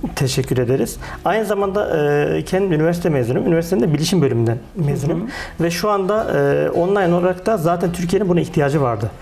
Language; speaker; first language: Turkish; native; Turkish